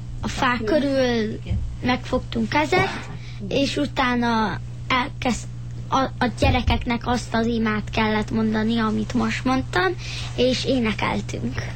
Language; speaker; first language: Hungarian; early bilingual, heritage; Hungarian